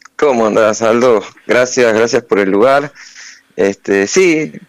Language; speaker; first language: Spanish; native; Spanish